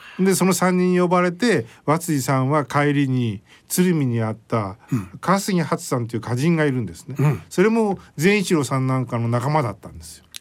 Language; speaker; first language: Japanese; native; Japanese